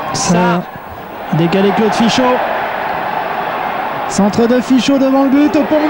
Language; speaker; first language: French; native; French